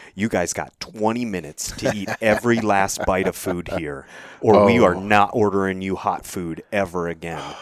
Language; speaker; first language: English; native; English